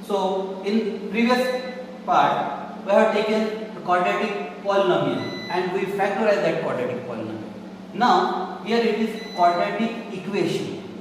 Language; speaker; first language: English; non-native, local second language; Marathi